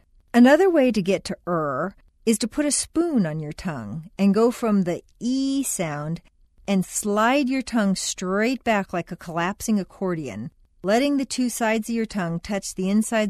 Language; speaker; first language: English; native; English